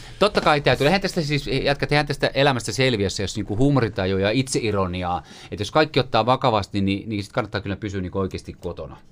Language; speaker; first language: Finnish; native; Finnish